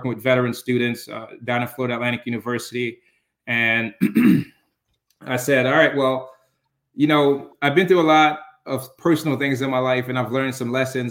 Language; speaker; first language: English; early bilingual, other home language; Jamaican Creole English